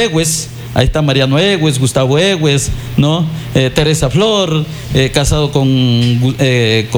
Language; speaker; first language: Spanish; native; Spanish